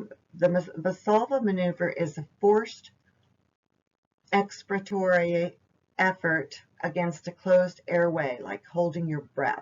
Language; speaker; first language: English; native; English